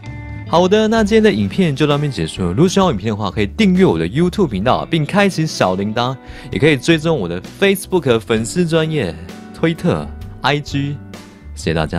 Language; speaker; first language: Chinese; native; Chinese